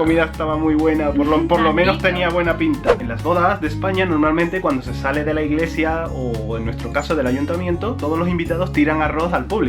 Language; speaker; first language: Spanish; native; Spanish